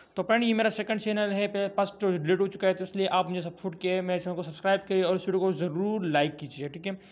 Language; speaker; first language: Urdu; non-native, local second language; Pashto